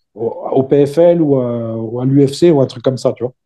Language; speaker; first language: French; native; French